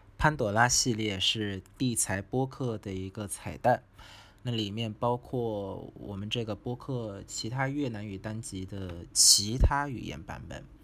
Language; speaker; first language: Chinese; non-native, fluent; Vietnamese